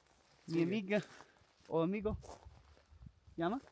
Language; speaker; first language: Spanish; non-native, learner; English